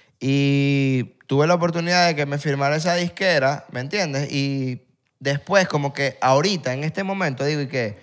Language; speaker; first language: Spanish; native; Spanish